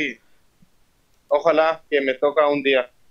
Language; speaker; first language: Spanish; early bilingual, heritage; Spanish